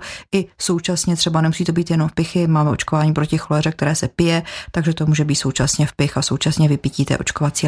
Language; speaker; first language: Czech; native; Czech